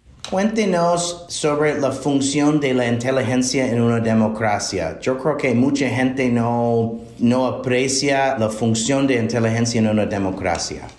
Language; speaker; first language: Spanish; non-native, fluent; English